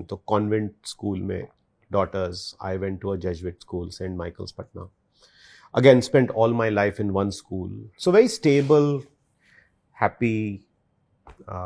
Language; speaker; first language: English; non-native, local second language; Hindi